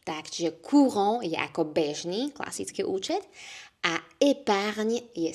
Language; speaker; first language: Slovak; native; Slovak